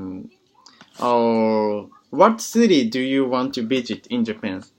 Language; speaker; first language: English; non-native, learner; Japanese